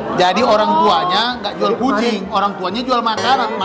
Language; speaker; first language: Indonesian; native; Indonesian